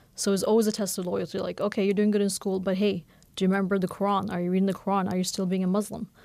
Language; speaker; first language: English; non-native, fluent; Norwegian